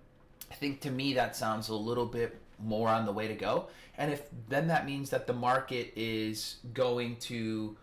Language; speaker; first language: English; native; English